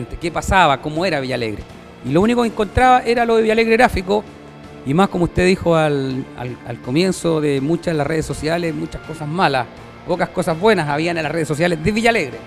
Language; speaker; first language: Spanish; native; Spanish